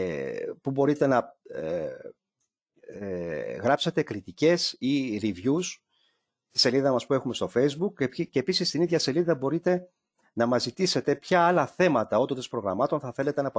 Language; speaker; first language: Greek; native; Greek